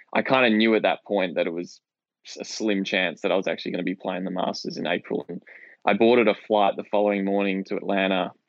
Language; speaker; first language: English; native; English